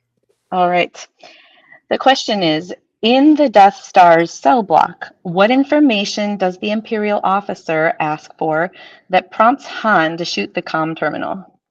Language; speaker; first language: English; native; English